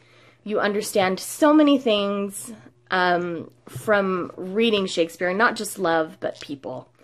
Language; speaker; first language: English; native; English